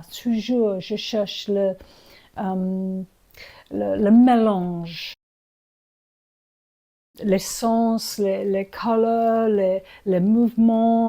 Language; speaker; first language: French; non-native, learner; English